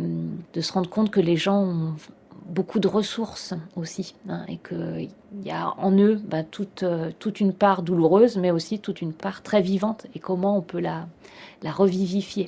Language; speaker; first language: French; native; French